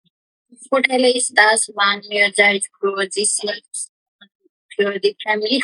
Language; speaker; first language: German; non-native, learner; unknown